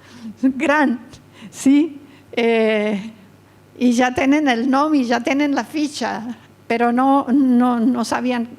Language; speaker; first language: Catalan; early bilingual, heritage; Catalan